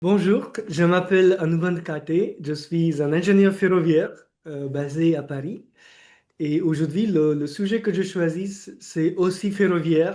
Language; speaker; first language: French; non-native, fluent; Marathi